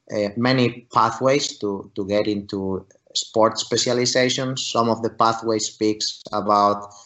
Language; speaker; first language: English; non-native, fluent; Spanish